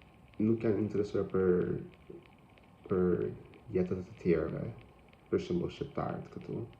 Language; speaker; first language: Albanian; non-native, learner; English